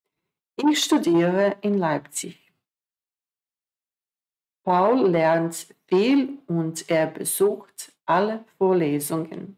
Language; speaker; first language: German; non-native, fluent; Croatian